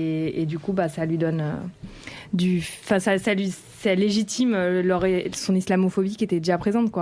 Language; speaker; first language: French; native; French